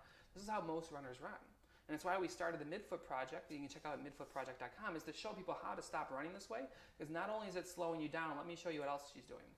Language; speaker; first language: English; native; English